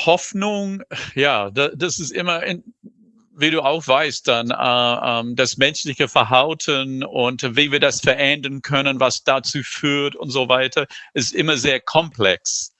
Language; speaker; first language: German; non-native, fluent; English